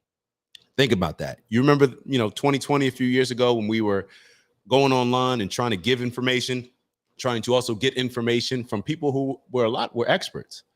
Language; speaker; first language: English; native; English